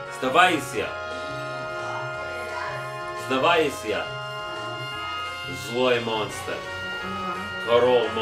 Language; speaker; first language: Russian; non-native, learner; English